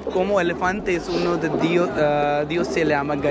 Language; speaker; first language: Spanish; non-native, learner; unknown